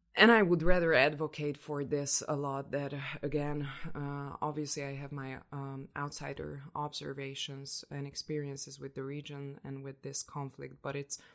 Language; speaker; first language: English; non-native, fluent; Hungarian